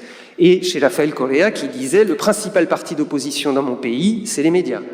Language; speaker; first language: French; native; French